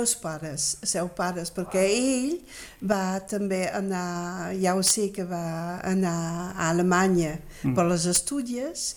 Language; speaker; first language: Catalan; early bilingual, heritage; Catalan